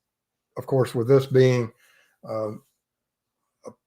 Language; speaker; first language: English; native; English